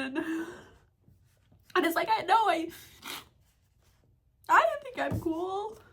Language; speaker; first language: English; native; English